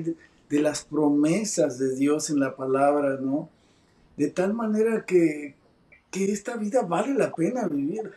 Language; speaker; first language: Spanish; native; Spanish